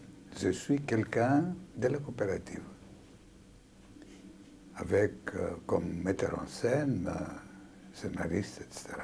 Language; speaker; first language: French; non-native, fluent; Greek